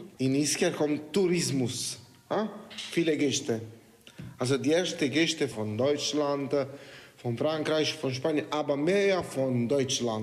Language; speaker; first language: German; non-native, learner; Italian